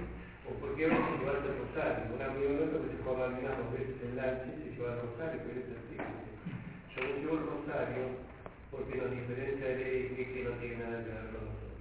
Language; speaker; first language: Spanish; native; Spanish